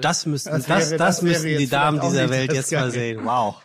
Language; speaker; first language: German; native; German